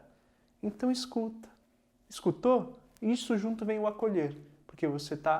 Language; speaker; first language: Portuguese; native; Portuguese